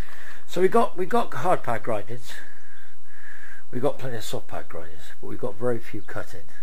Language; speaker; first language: English; native; English